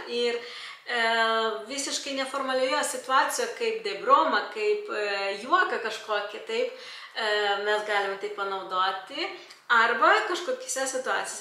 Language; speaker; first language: Lithuanian; non-native, local second language; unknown